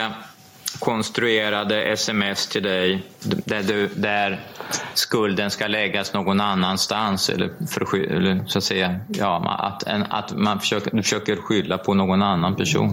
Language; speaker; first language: Swedish; native; Swedish